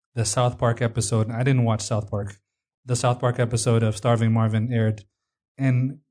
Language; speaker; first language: English; non-native, fluent; Amharic